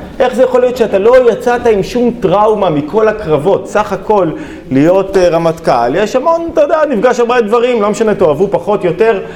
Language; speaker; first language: Hebrew; native; Hebrew